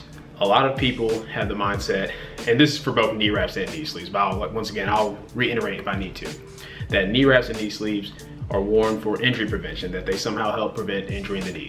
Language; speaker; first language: English; native; English